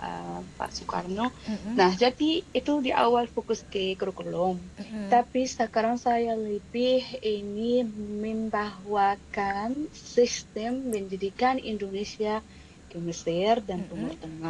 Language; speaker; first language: Indonesian; non-native, fluent; Arabic